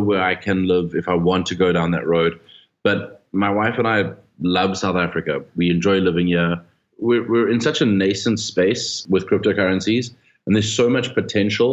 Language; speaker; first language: English; native; English